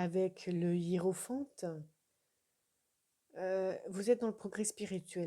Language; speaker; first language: French; native; French